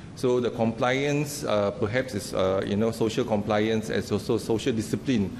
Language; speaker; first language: English; non-native, local second language; Malay